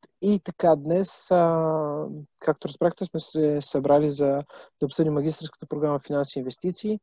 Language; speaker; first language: Bulgarian; native; Bulgarian